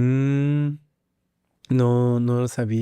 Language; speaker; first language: Spanish; non-native, learner; Japanese